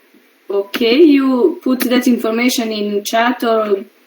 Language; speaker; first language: English; non-native, learner; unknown